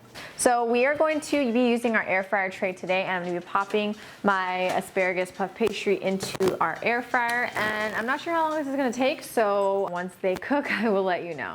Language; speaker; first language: English; native; English